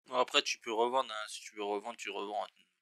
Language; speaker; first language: French; native; French